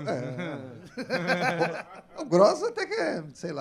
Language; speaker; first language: Portuguese; native; Portuguese